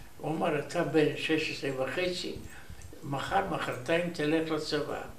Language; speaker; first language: Hebrew; non-native, learner; Romanian